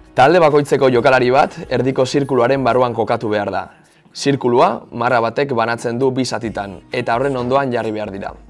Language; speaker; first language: Basque; native; Basque